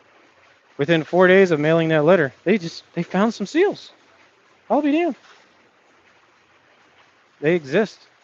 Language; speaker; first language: English; native; English